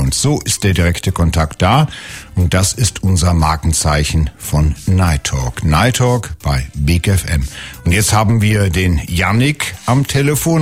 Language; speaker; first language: German; native; German